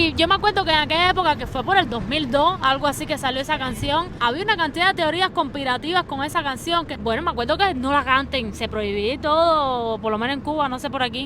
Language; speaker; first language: Spanish; native; Spanish